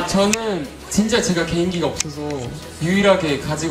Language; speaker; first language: Korean; native; Korean